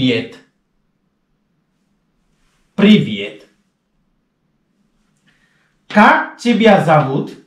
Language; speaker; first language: Russian; non-native, fluent; Indonesian